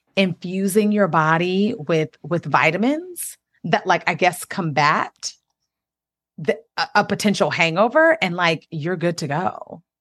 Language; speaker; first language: English; native; English